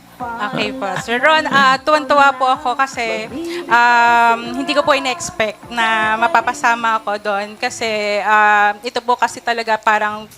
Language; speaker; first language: Filipino; native; Filipino